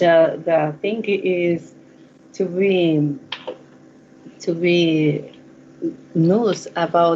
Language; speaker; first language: English; non-native, learner; Spanish